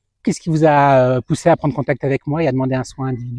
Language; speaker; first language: French; native; French